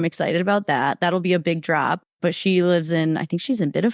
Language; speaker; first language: English; native; English